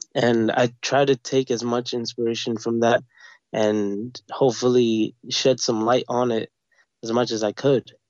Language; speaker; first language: English; native; English